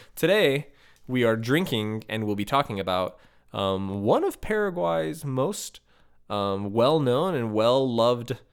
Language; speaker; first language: English; native; English